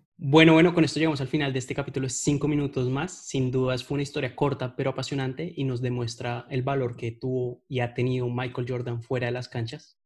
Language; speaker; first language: Spanish; native; Spanish